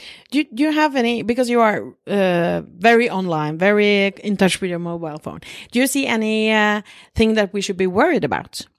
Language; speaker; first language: English; non-native, fluent; Norwegian